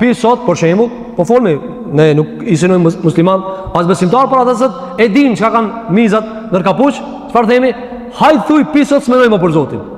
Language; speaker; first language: Albanian; native; Albanian